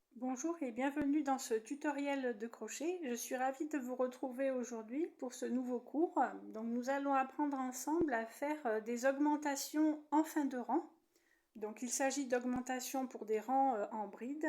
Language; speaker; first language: French; native; French